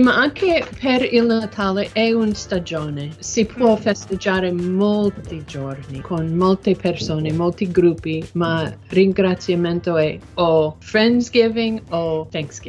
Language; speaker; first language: Italian; non-native, learner; English